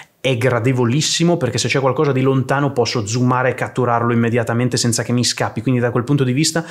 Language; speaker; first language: Italian; native; Italian